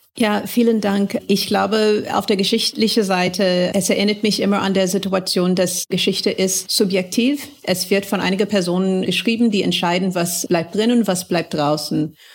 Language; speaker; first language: German; non-native, fluent; English